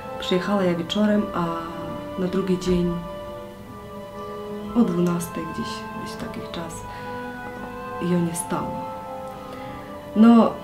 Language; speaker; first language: Polish; non-native, learner; Ukrainian